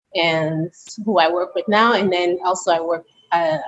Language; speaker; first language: English; early bilingual, other home language; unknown